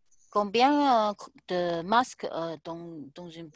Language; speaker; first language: French; non-native, learner; Chinese